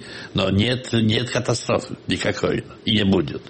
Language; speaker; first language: Russian; non-native, fluent; Polish